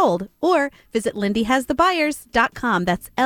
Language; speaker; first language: English; native; English